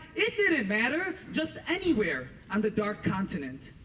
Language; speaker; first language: English; native; English